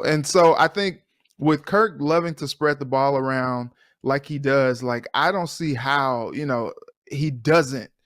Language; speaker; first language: English; native; English